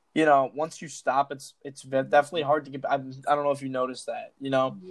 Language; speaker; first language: English; native; English